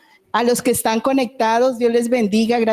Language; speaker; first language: Spanish; native; Spanish